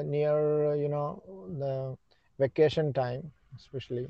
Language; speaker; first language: English; non-native, learner; Malayalam